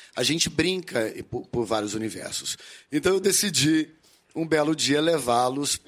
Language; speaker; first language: Portuguese; native; Portuguese